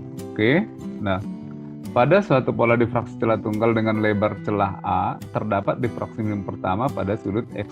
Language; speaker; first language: Indonesian; native; Indonesian